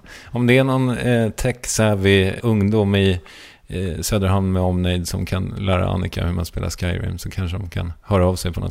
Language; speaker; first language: Swedish; native; Swedish